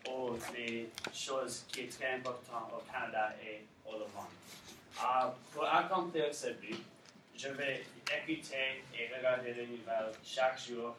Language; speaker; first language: French; non-native, learner; English